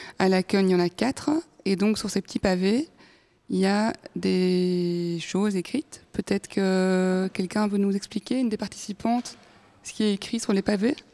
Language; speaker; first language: French; native; French